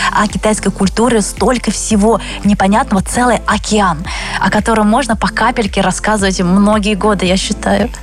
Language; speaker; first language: Russian; early bilingual, other home language; Chinese